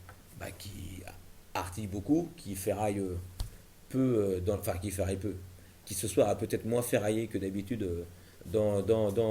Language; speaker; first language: French; native; French